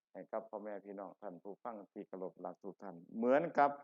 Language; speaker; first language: Thai; native; Thai